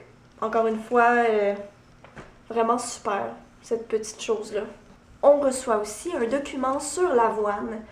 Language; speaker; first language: French; native; French